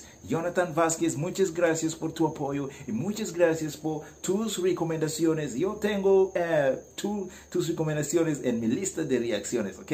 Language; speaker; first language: Spanish; non-native, learner; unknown